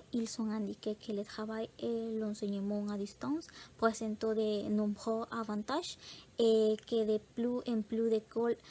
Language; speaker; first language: French; non-native, learner; Spanish